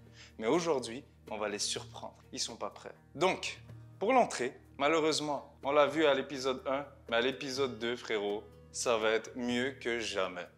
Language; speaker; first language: French; native; French